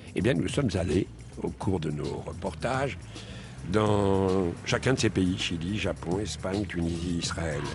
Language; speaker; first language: French; native; French